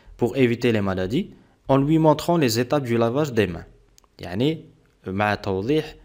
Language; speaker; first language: French; non-native, local second language; Arabic